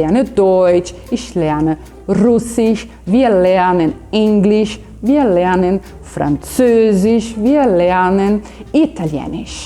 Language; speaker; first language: German; non-native, fluent; Portuguese